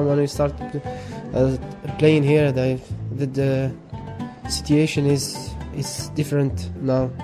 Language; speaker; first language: English; non-native, learner; Arabic